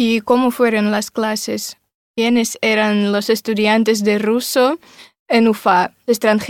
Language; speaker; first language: Spanish; non-native, fluent; Russian